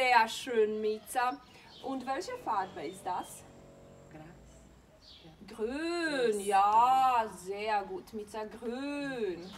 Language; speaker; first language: German; non-native, fluent; Croatian